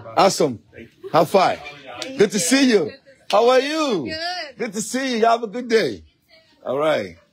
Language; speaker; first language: English; non-native, fluent; Bambara